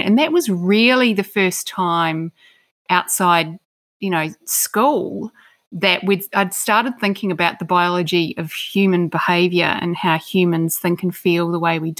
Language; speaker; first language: English; native; English